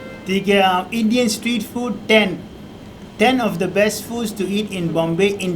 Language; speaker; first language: Hindi; non-native, learner; Arabic